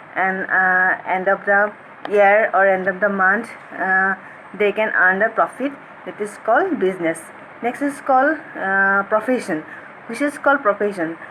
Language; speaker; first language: English; non-native, local second language; Assamese